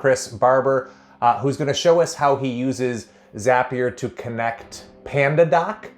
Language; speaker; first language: English; native; English